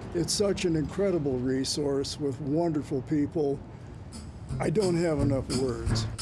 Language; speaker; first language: English; native; English